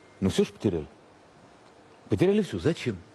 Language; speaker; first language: Russian; native; Russian